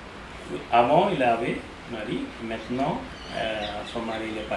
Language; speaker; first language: French; non-native, fluent; Hindi